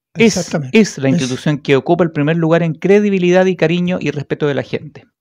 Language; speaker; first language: Spanish; native; Spanish